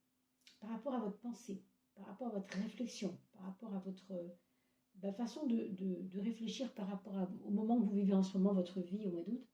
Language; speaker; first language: French; native; French